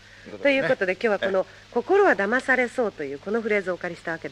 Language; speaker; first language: Japanese; native; Japanese